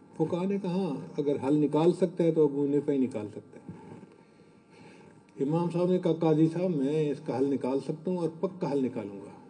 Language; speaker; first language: Urdu; non-native, local second language; Punjabi